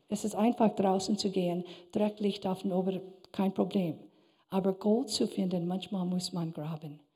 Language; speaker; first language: German; non-native, fluent; English